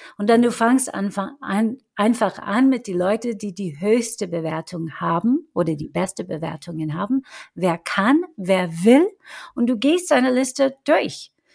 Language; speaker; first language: German; non-native, fluent; English